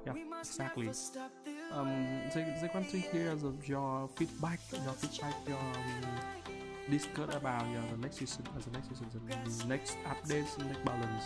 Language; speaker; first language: English; non-native, learner; Vietnamese